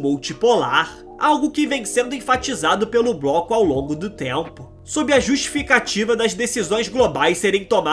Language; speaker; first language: Portuguese; native; Portuguese